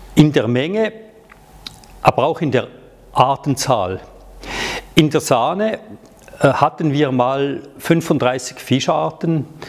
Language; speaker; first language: German; non-native, local second language; French